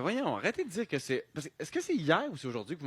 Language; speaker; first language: French; native; French